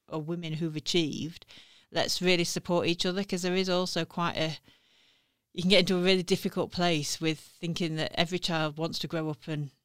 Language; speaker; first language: English; native; English